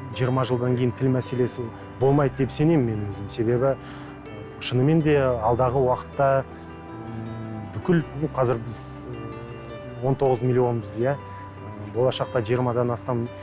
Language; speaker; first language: Kazakh; non-native, local second language; Russian